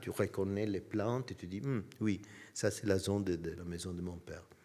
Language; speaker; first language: French; non-native, fluent; Italian